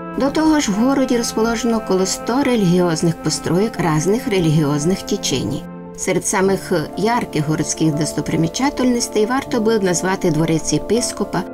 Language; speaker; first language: Ukrainian; native; Ukrainian